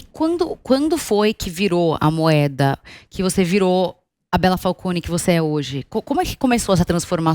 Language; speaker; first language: Portuguese; native; Portuguese